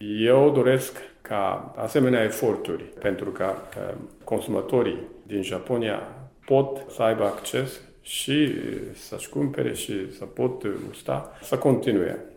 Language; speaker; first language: Romanian; non-native, fluent; Japanese